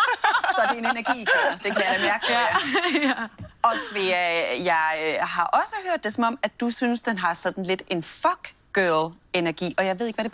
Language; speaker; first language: Danish; native; Danish